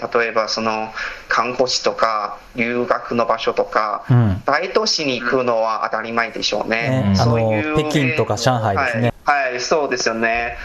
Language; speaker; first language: Japanese; non-native, fluent; Chinese